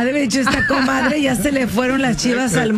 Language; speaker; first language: Spanish; native; Spanish